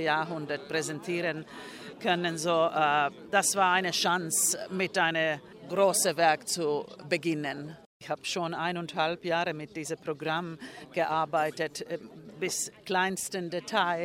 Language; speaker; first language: German; non-native, fluent; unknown